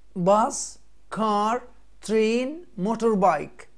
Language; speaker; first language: English; non-native, fluent; Arabic